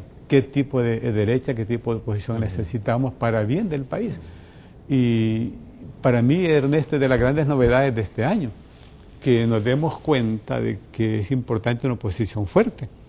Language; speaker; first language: Spanish; native; Spanish